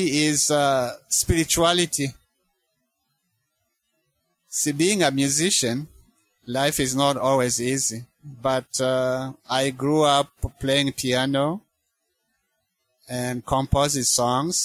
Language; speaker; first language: English; non-native, local second language; Kinyarwanda